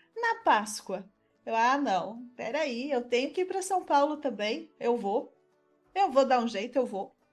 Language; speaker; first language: Portuguese; native; Portuguese